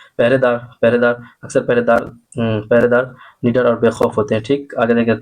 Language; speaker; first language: Urdu; native; Urdu